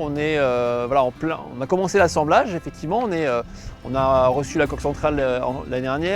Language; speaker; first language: French; native; French